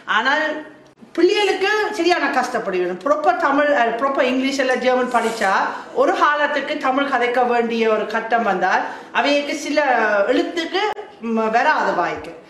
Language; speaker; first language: Tamil; non-native, fluent; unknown